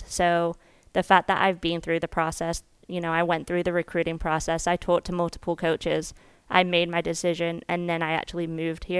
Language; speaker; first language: English; native; English